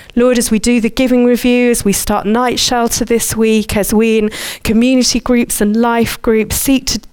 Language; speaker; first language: English; native; English